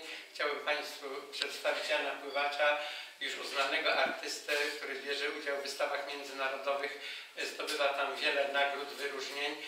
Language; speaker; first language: Polish; native; Polish